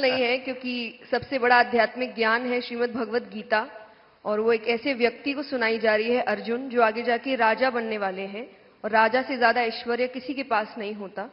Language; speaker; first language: Hindi; native; Hindi